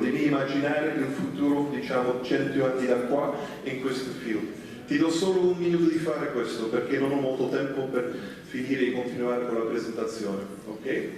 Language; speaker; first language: Italian; non-native, fluent; Dutch